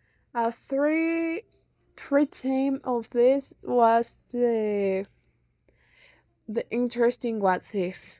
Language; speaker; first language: English; non-native, learner; Spanish